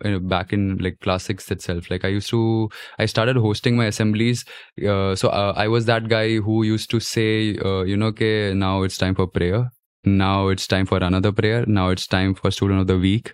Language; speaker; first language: English; non-native, local second language; Gujarati